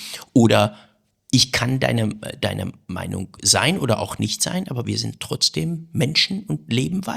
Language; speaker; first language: German; early bilingual, other home language; Persian